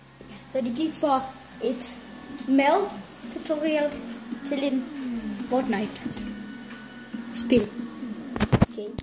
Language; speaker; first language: Danish; early bilingual, other home language; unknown